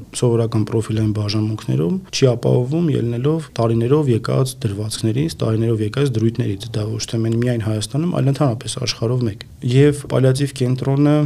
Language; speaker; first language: Armenian; native; Armenian